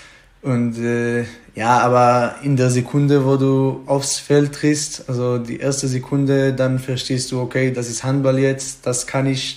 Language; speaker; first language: German; non-native, fluent; Hebrew